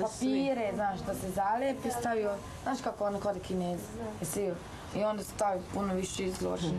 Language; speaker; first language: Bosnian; non-native, learner; Chinese